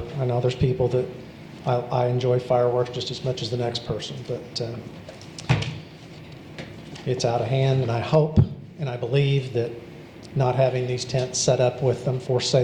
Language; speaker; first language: English; native; English